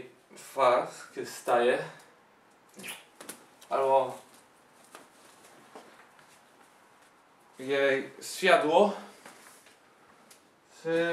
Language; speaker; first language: Polish; non-native, learner; Slovak